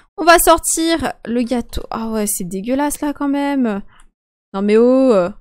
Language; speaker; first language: French; native; French